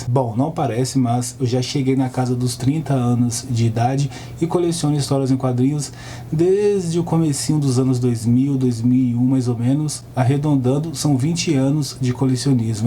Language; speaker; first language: Portuguese; native; Portuguese